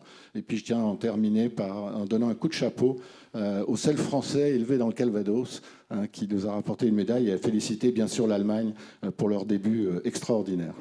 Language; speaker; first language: French; native; French